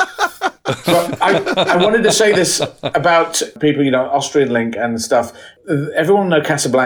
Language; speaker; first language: English; native; English